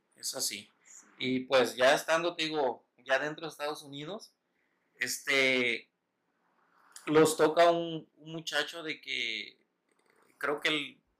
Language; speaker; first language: Spanish; native; Spanish